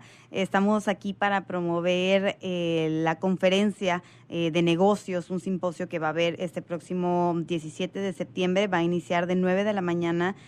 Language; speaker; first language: Spanish; native; Spanish